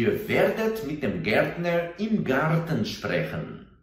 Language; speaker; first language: German; non-native, fluent; Portuguese